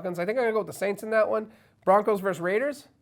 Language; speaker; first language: English; native; English